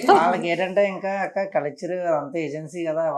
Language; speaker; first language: Telugu; native; Telugu